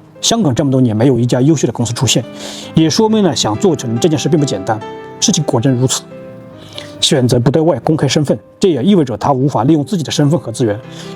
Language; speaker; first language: Chinese; native; Chinese